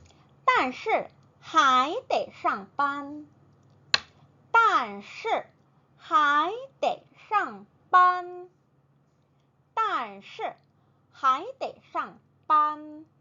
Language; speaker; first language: Chinese; non-native, fluent; Korean